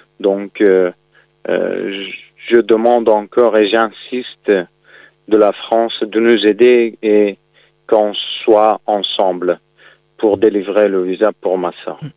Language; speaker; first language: French; non-native, fluent; Persian